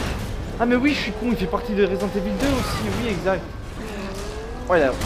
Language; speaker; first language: French; native; French